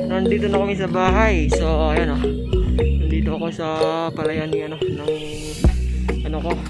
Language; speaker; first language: Filipino; non-native, local second language; Cebuano